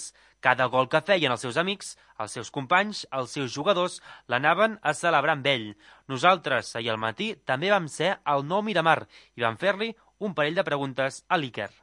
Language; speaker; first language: Catalan; native; Catalan